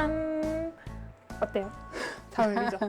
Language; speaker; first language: Korean; non-native, fluent; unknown